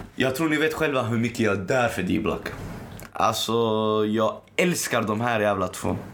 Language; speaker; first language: Swedish; early bilingual, other home language; Arabic